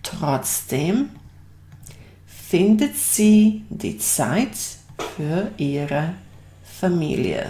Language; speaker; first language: German; non-native, fluent; Bosnian